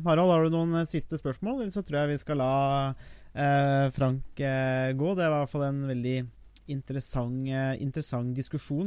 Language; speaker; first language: Norwegian; native; Norwegian